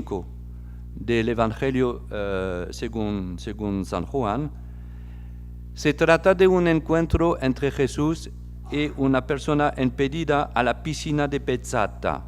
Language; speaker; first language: Spanish; non-native, fluent; French